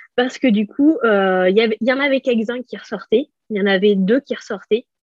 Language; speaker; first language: French; native; French